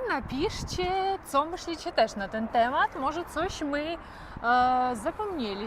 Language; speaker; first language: Polish; non-native, learner; Ukrainian